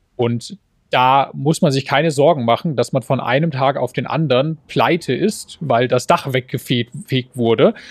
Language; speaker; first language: German; native; German